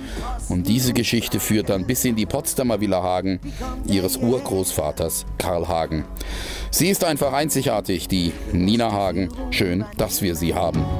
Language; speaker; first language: German; native; German